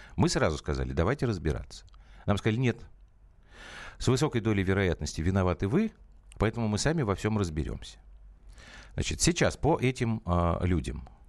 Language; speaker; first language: Russian; native; Russian